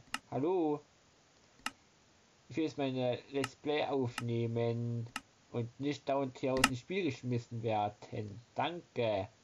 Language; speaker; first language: German; native; German